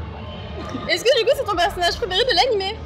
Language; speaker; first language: French; native; French